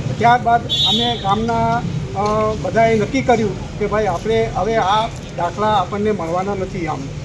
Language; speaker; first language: Gujarati; native; Gujarati